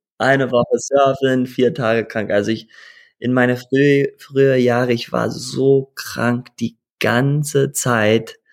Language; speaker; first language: German; early bilingual, heritage; German